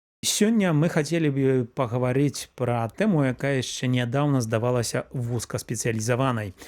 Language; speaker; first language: Belarusian; native; Belarusian